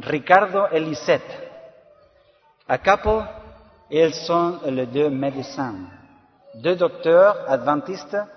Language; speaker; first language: French; non-native, learner; Spanish